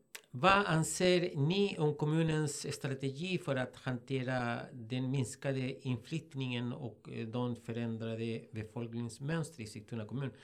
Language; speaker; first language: Swedish; non-native, fluent; Spanish